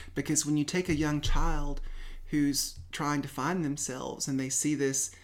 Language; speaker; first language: English; native; English